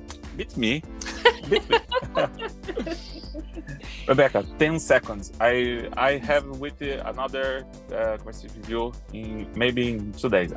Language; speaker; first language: English; non-native, learner; Portuguese